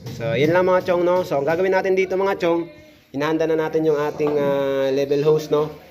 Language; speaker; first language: Filipino; non-native, local second language; Cebuano